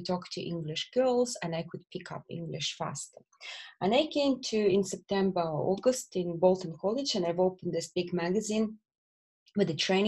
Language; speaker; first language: English; non-native, fluent; Russian